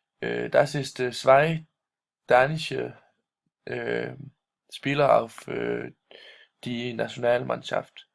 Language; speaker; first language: German; non-native, learner; Danish